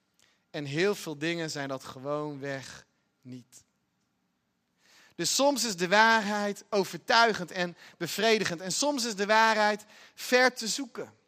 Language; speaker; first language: Dutch; native; Dutch